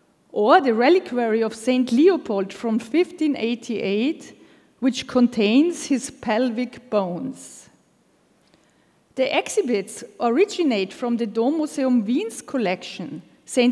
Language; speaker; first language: English; non-native, fluent; German